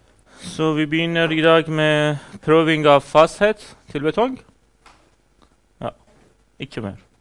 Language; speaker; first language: Norwegian; non-native, learner; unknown